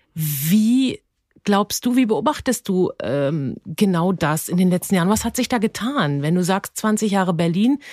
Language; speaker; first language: German; native; German